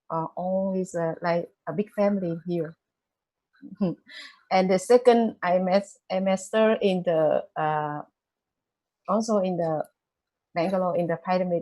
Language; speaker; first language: English; non-native, learner; Vietnamese